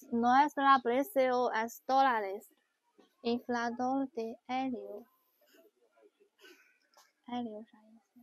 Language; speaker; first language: Spanish; non-native, learner; Chinese